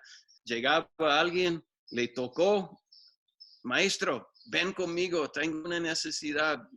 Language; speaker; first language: Spanish; non-native, fluent; English